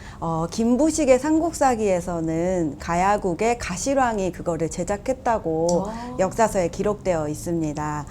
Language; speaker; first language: Korean; native; Korean